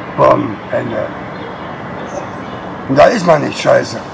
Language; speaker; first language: German; native; German